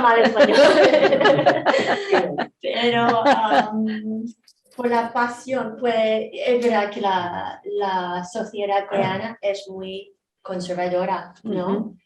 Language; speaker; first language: Spanish; non-native, fluent; Korean